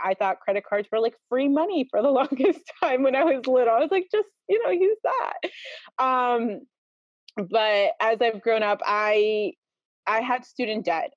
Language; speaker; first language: English; early bilingual, other home language; Spanish